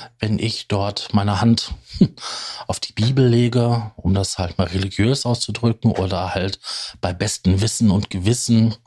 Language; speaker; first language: German; native; German